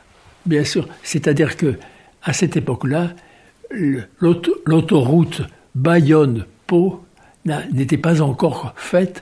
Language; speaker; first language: French; native; French